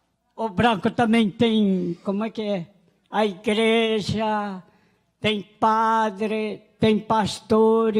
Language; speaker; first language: Portuguese; non-native, local second language; Guarani